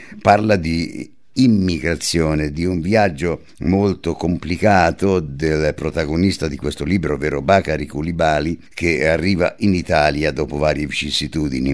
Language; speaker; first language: Italian; native; Italian